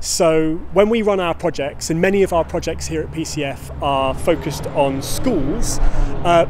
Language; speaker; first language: English; early bilingual, heritage; English